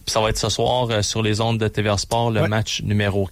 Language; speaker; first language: French; native; French